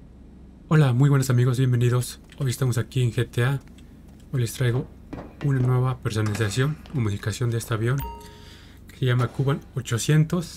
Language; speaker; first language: Spanish; native; Spanish